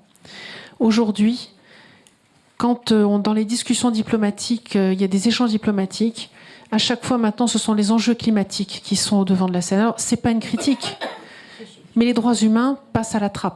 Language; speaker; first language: French; native; French